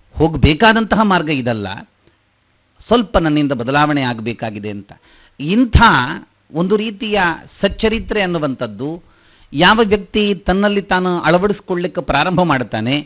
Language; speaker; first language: Kannada; non-native, local second language; Tulu